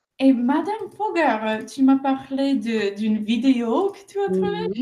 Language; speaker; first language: French; non-native, fluent; English